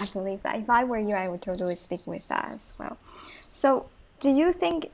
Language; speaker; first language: English; non-native, fluent; Chinese